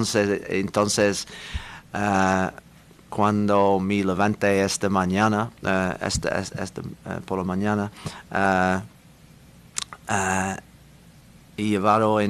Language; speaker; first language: Spanish; non-native, learner; English